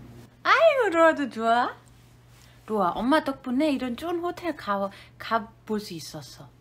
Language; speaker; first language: Korean; non-native, fluent; German